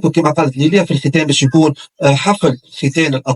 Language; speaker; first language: Arabic; native; Arabic